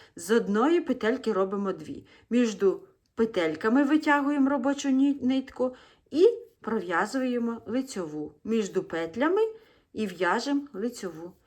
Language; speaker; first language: Ukrainian; non-native, local second language; Russian